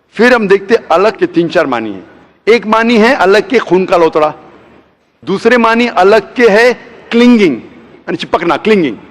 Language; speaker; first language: Hindi; non-native, local second language; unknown